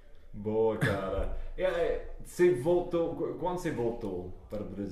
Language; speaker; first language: Portuguese; non-native, fluent; English